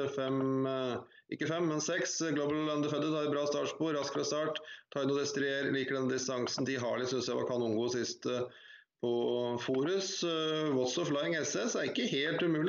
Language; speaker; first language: Norwegian; native; Norwegian